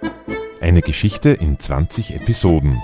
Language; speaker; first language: German; native; German